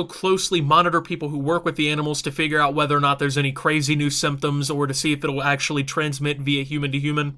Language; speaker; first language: English; native; English